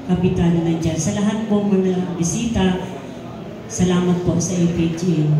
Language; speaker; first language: Filipino; native; Filipino